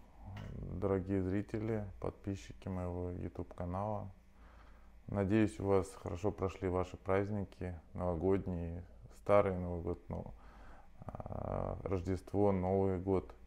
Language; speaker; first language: Russian; native; Russian